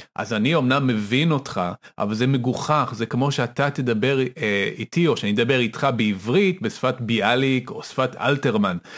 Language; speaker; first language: Hebrew; native; Hebrew